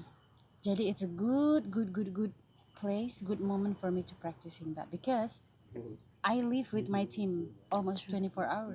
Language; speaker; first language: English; non-native, fluent; Indonesian